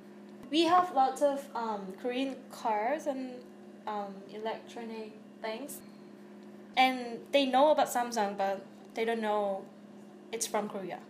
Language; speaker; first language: English; non-native, fluent; Korean